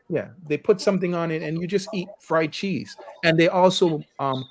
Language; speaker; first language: English; native; English